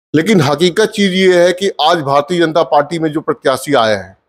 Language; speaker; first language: Hindi; native; Hindi